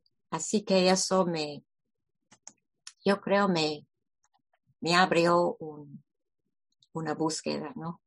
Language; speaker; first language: Spanish; non-native, fluent; English